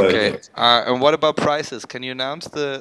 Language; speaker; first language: English; non-native, fluent; German